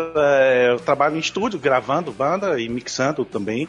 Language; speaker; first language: Portuguese; native; Portuguese